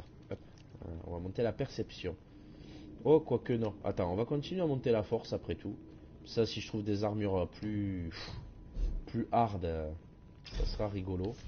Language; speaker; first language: French; native; French